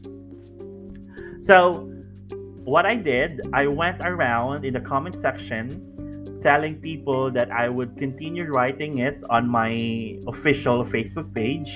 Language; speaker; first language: English; non-native, local second language; Cebuano